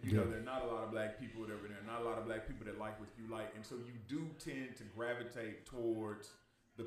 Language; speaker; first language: English; native; English